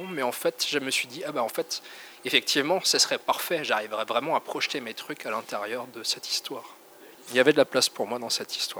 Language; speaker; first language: French; native; French